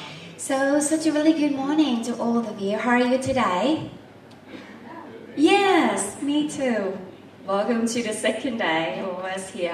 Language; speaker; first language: English; non-native, fluent; Thai